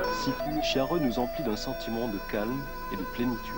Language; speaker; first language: French; native; French